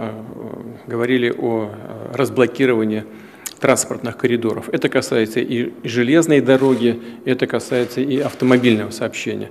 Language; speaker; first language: Russian; native; Russian